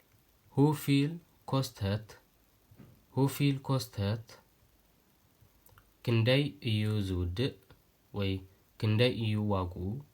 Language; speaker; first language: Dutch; non-native, learner; Tigrinya